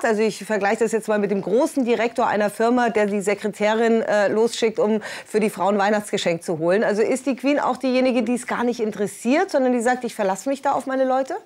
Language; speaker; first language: German; native; German